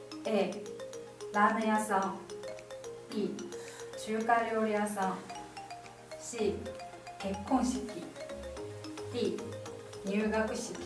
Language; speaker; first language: Japanese; non-native, fluent; Chinese